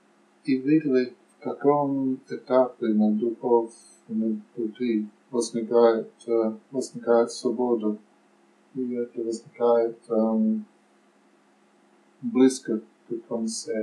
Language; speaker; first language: Russian; non-native, fluent; English